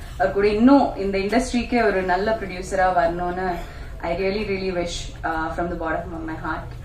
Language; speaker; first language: Tamil; non-native, local second language; Malayalam